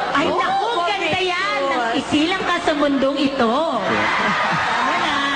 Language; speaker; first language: Filipino; native; Filipino